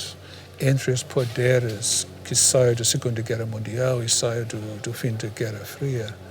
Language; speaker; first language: Portuguese; non-native, fluent; English